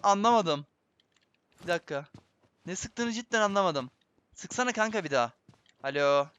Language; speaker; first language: Turkish; native; Turkish